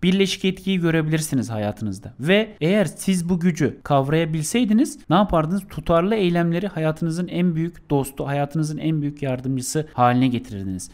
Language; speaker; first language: Turkish; native; Turkish